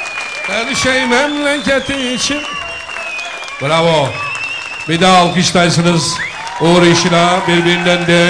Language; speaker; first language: Turkish; native; Turkish